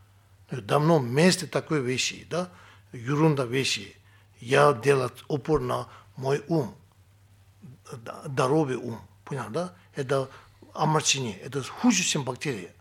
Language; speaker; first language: Russian; non-native, learner; Tibetan